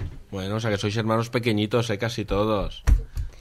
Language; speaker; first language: Spanish; native; Spanish